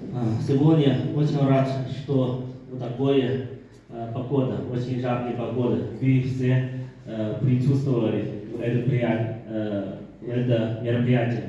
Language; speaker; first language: Russian; non-native, fluent; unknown